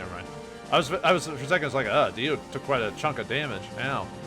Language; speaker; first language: English; native; English